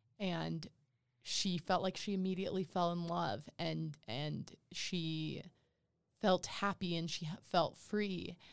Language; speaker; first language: English; native; English